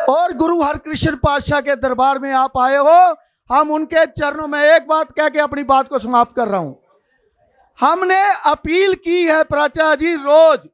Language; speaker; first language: Hindi; non-native, local second language; Punjabi